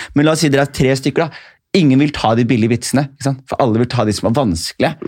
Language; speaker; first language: Norwegian; early bilingual, other home language; Somali